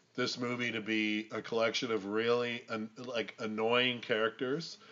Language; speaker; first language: English; native; English